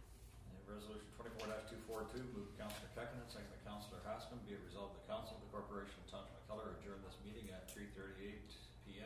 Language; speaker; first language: English; native; English